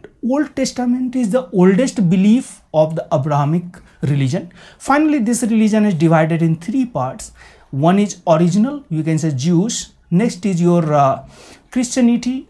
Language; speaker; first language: English; non-native, local second language; Hindi